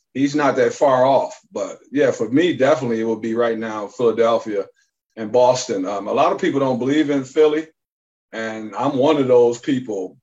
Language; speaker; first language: English; native; English